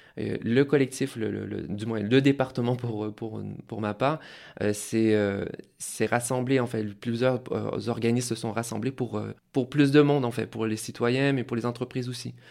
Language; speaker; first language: French; native; French